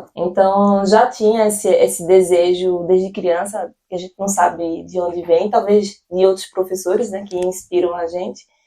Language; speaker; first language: Portuguese; native; Portuguese